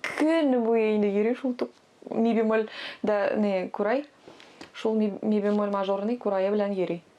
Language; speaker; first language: Tatar; non-native, local second language; Russian